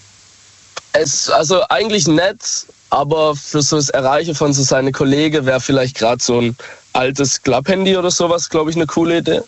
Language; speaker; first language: German; native; German